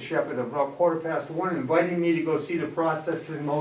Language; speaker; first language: English; native; English